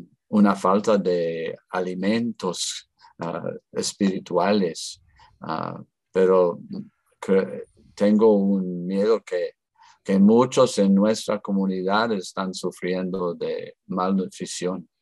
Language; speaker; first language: Spanish; non-native, fluent; English